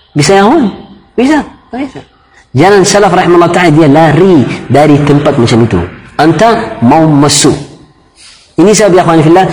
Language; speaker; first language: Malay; non-native, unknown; Arabic